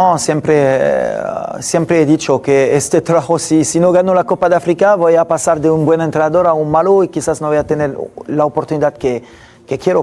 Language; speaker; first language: Spanish; non-native, fluent; French